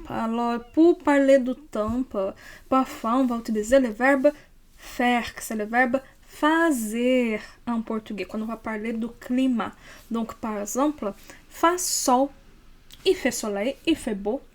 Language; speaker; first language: French; non-native, fluent; Portuguese